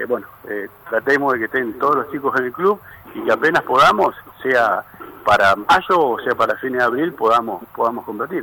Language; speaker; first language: Spanish; native; Spanish